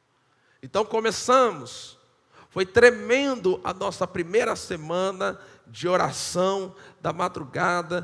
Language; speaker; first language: Portuguese; native; Portuguese